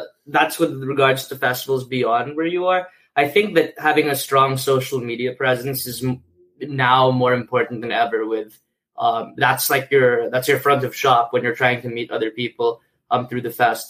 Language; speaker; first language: English; non-native, local second language; Filipino